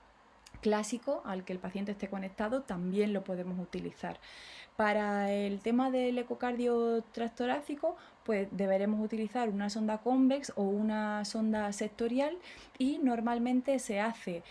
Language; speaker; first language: Spanish; native; Spanish